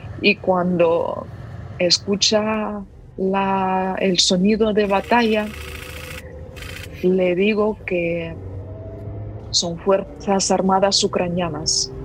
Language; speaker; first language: Spanish; non-native, fluent; Ukrainian